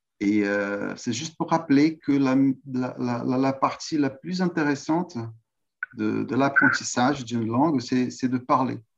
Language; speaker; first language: French; non-native, fluent; Portuguese